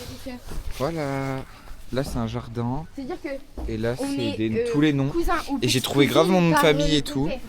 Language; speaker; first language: French; native; French